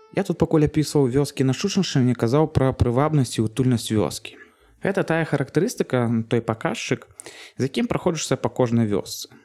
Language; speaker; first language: Belarusian; native; Belarusian